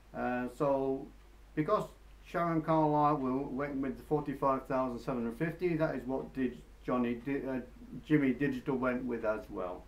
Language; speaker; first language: English; native; English